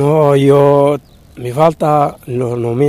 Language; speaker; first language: Spanish; non-native, learner; Arabic